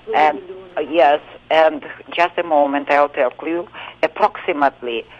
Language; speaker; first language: English; non-native, fluent; Russian